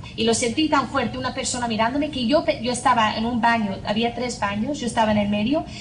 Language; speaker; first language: Spanish; non-native, fluent; English